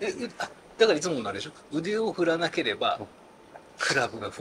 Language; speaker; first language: Japanese; native; Japanese